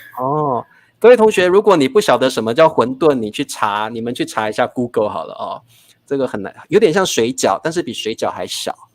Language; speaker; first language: Chinese; native; Chinese